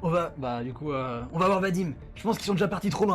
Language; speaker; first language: French; native; French